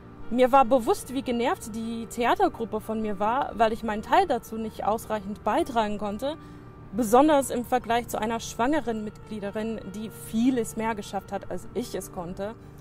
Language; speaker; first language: German; non-native, fluent; English